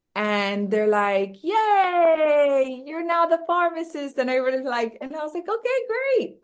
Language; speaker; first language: English; early bilingual, other home language; Spanish